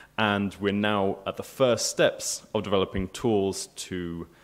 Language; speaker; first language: English; native; English